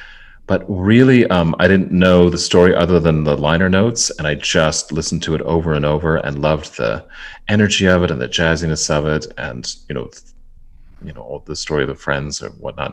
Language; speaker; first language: English; native; English